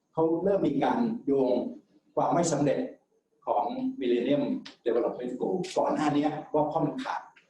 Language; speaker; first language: Thai; native; Thai